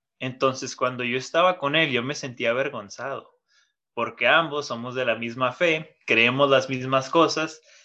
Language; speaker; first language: Spanish; native; Spanish